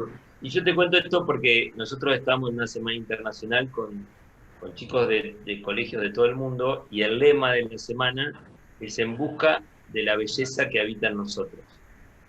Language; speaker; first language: Spanish; native; Spanish